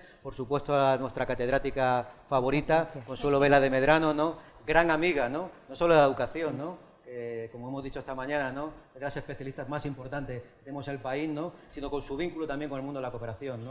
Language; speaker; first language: Spanish; native; Spanish